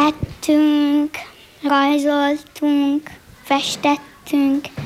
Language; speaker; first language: Hungarian; non-native, local second language; Slovenian